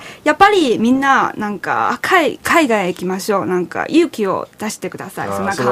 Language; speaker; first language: Japanese; non-native, fluent; Chinese